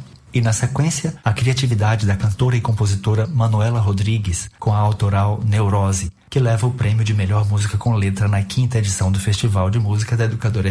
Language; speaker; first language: Portuguese; native; Portuguese